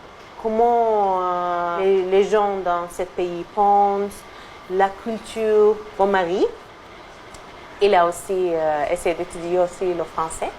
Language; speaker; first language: French; non-native, fluent; Arabic